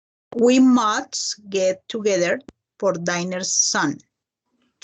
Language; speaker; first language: English; non-native, learner; Spanish